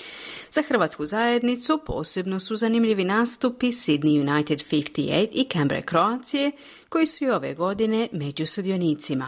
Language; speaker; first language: Croatian; native; Croatian